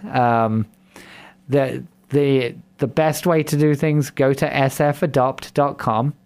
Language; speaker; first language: English; native; English